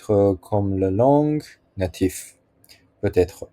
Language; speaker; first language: French; non-native, learner; Japanese